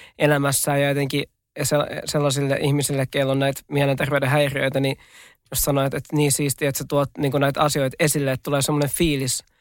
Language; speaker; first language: Finnish; native; Finnish